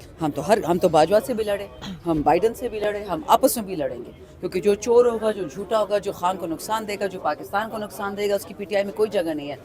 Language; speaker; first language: Urdu; non-native, local second language; Pashto